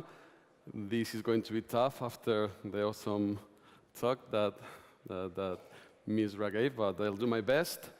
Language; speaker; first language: English; non-native, fluent; Spanish